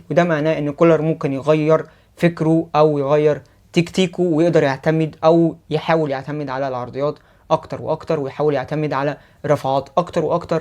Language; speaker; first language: Arabic; native; Arabic